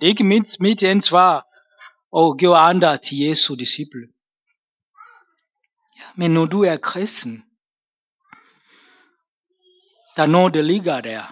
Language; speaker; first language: Danish; non-native, fluent; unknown